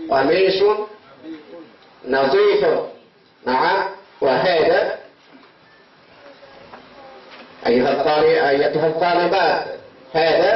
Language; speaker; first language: Arabic; non-native, fluent; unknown